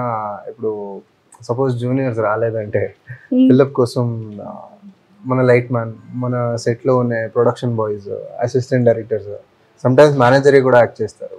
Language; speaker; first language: Telugu; non-native, fluent; Tamil